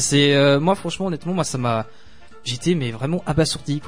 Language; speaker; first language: French; native; French